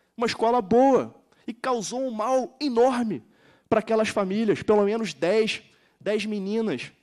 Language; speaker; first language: Portuguese; native; Portuguese